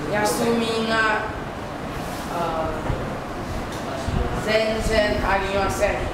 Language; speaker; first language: Japanese; non-native, learner; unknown